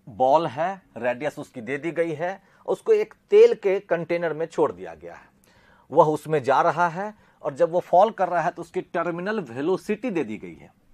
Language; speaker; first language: Hindi; native; Hindi